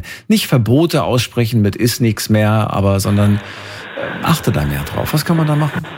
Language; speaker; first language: German; native; German